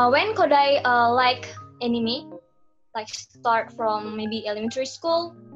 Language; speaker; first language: English; non-native, learner; Indonesian